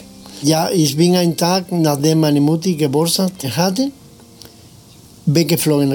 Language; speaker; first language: German; non-native, fluent; Spanish